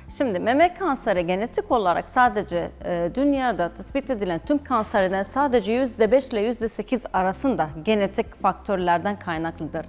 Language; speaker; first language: Turkish; non-native, fluent; Arabic